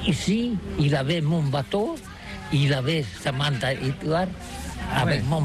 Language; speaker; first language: French; non-native, learner; Catalan